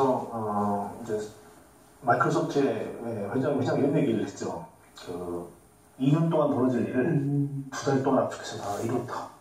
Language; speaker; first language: Korean; native; Korean